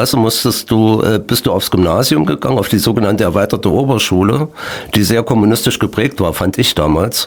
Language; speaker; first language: German; native; German